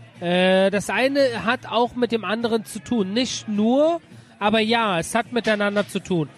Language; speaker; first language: German; early bilingual, other home language; Persian